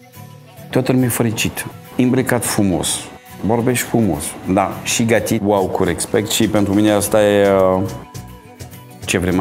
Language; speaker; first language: Romanian; non-native, learner; French